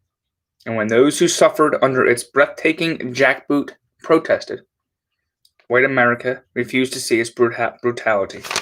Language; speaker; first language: English; native; English